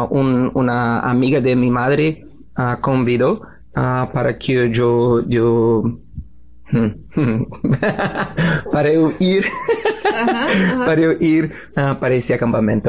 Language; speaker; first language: Spanish; non-native, learner; Portuguese